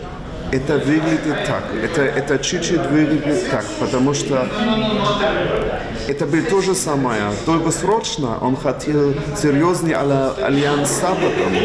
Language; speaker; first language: Russian; non-native, fluent; German